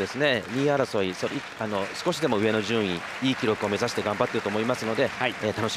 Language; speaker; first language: Japanese; native; Japanese